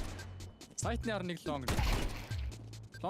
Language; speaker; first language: Mongolian; native; Mongolian